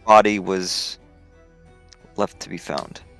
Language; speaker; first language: English; native; English